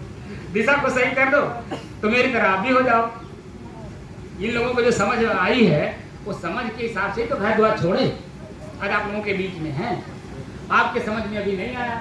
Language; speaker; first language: Hindi; native; Hindi